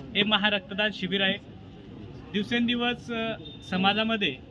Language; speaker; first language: Marathi; native; Marathi